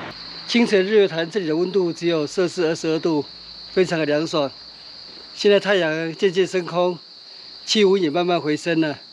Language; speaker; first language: Chinese; native; Chinese